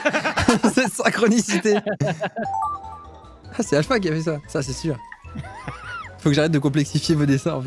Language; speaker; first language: French; native; French